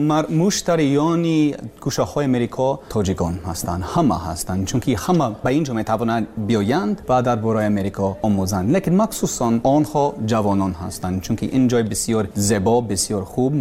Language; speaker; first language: Persian; non-native, learner; English